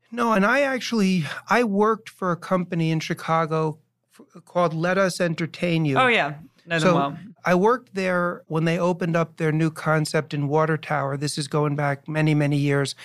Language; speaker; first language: English; native; English